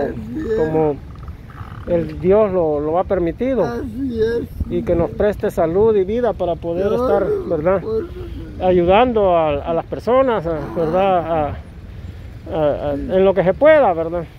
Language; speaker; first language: Spanish; native; Spanish